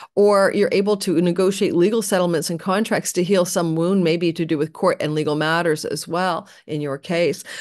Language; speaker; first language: English; native; English